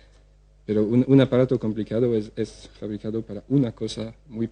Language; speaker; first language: Spanish; non-native, fluent; French